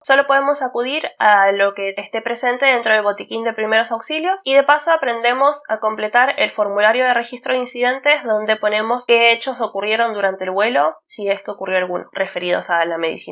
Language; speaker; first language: Spanish; native; Spanish